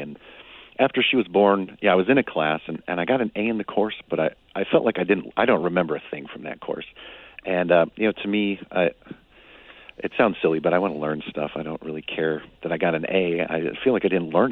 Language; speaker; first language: English; native; English